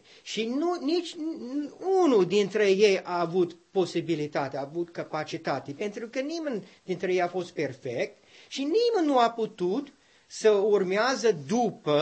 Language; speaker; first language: Romanian; non-native, learner; English